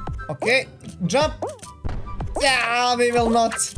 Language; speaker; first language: English; non-native, learner; Bosnian